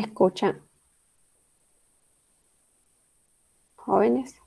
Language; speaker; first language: Spanish; native; Spanish